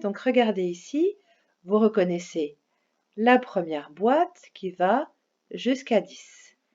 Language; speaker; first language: French; native; French